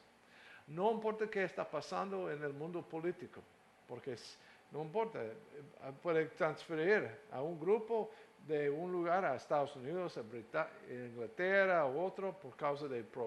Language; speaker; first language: Spanish; non-native, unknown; English